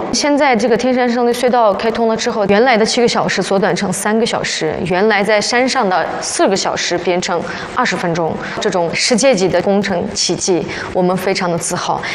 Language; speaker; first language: Chinese; non-native, local second language; Uyghur